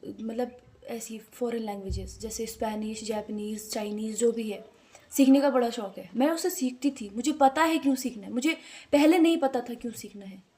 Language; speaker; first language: Hindi; native; Hindi